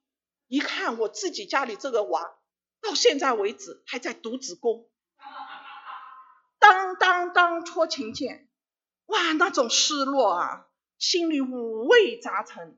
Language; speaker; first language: Chinese; native; Chinese